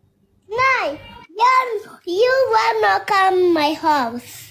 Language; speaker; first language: English; non-native, learner; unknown